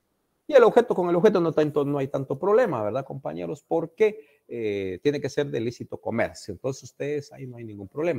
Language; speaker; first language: Spanish; native; Spanish